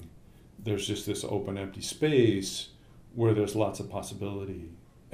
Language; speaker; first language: English; native; English